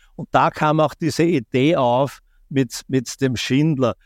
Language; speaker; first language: German; native; German